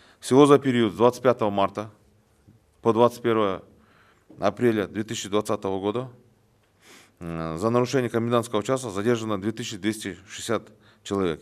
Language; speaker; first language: Russian; non-native, local second language; Kyrgyz